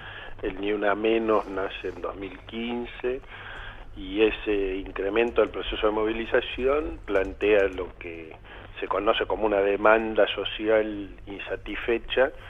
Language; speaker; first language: Spanish; native; Spanish